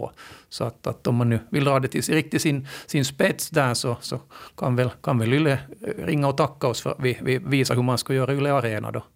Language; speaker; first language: Swedish; native; Swedish